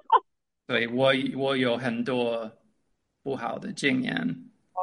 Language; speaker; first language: Chinese; non-native, fluent; English